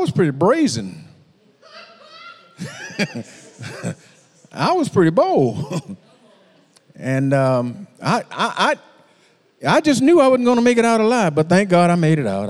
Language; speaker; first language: English; native; English